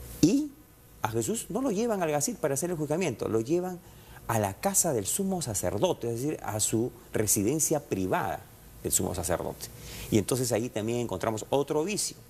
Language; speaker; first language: Spanish; native; Spanish